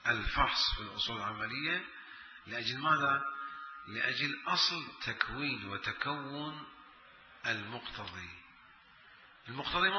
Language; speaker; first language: Arabic; native; Arabic